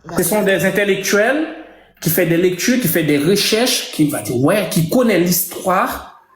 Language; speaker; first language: French; non-native, local second language; Haitian Creole